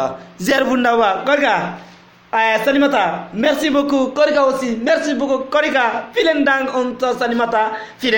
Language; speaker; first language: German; non-native, learner; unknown